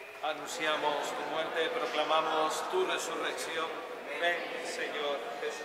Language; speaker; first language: Spanish; native; Spanish